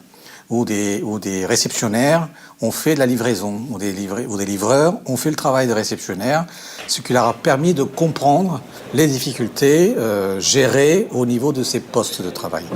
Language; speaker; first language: French; native; French